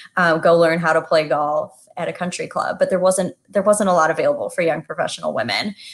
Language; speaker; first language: English; native; English